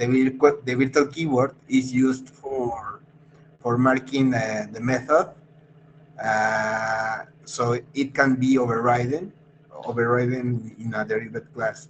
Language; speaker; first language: English; non-native, fluent; Spanish